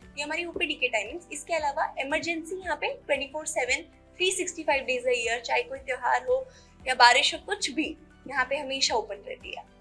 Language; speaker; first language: Hindi; non-native, local second language; Gujarati